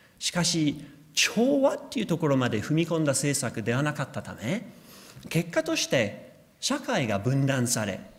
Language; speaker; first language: Japanese; non-native, fluent; English